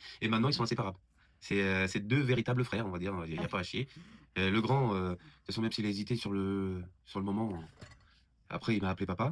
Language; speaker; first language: French; native; French